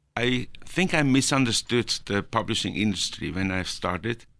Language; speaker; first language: English; non-native, fluent; Norwegian